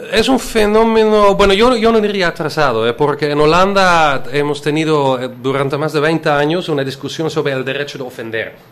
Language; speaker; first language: Spanish; non-native, fluent; Dutch